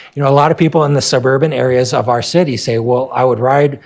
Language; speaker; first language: English; native; English